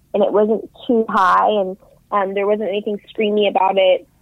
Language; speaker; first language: English; native; English